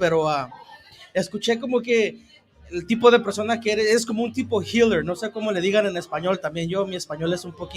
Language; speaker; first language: Spanish; native; Spanish